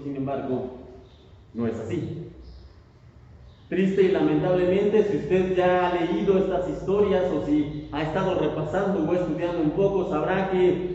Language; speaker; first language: Spanish; native; Spanish